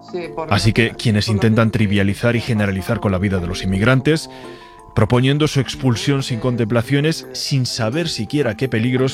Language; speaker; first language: Spanish; native; Spanish